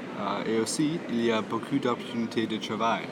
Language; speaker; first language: French; non-native, local second language; English